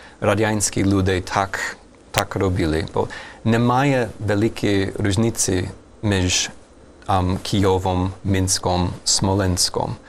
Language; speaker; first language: Ukrainian; non-native, fluent; English